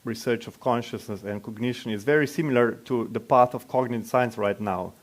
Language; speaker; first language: English; non-native, fluent; Slovenian